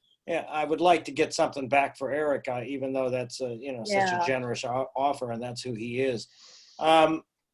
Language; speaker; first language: English; native; English